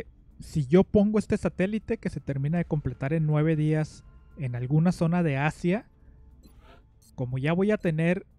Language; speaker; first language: Spanish; native; Spanish